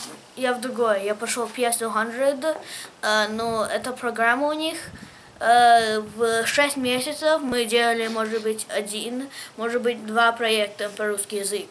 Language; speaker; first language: Russian; early bilingual, heritage; English